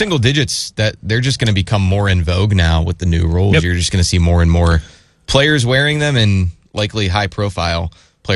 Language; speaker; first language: English; native; English